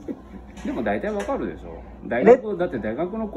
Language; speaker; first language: Japanese; native; Japanese